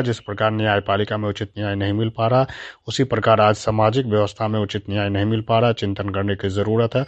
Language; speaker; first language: Hindi; native; Hindi